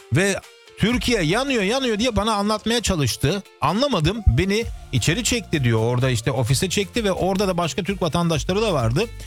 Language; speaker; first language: Turkish; early bilingual, heritage; Turkish